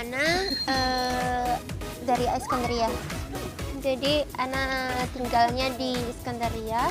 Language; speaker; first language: Indonesian; early bilingual, heritage; Indonesian